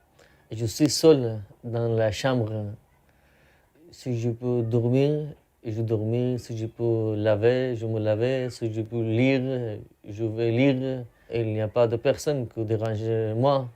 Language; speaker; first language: French; non-native, learner; Pashto